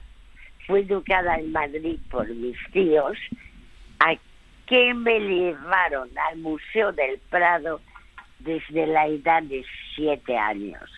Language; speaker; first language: Spanish; early bilingual, other home language; French